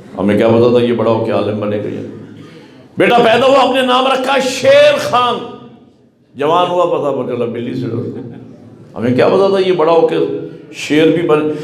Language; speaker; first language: Urdu; non-native, local second language; Punjabi